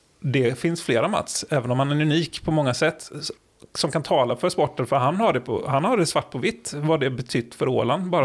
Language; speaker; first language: Swedish; native; Swedish